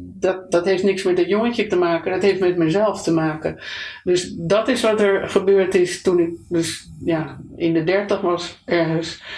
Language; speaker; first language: Dutch; native; Dutch